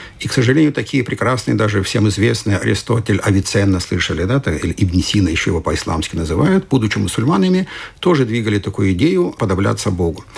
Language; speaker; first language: Russian; non-native, fluent; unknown